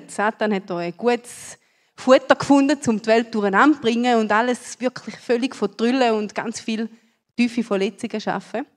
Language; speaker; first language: German; native; German